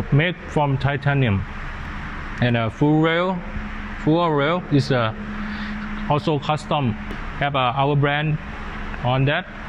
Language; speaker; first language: English; non-native, learner; Thai